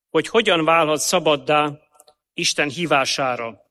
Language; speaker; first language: Hungarian; native; Hungarian